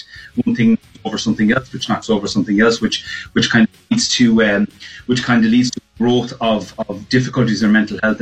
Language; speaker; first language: English; native; English